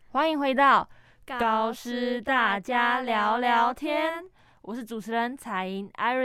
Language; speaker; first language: Chinese; native; Chinese